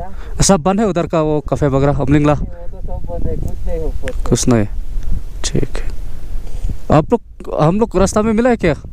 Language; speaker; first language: Hindi; non-native, local second language; Mizo